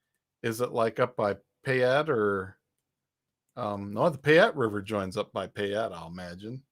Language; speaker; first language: English; native; English